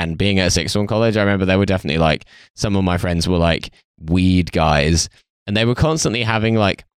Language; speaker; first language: English; native; English